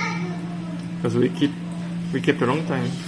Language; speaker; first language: English; non-native, learner; French